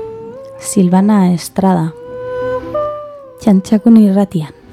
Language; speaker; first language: Basque; non-native, learner; Spanish